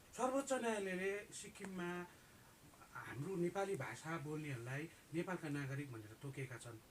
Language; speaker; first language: Nepali; native; Nepali